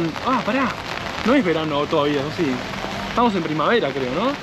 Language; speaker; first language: Spanish; native; Spanish